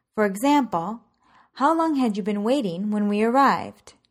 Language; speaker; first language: English; native; English